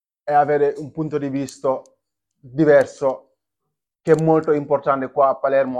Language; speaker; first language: Italian; non-native, fluent; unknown